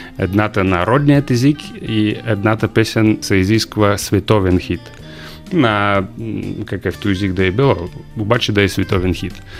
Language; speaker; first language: Bulgarian; early bilingual, heritage; Bulgarian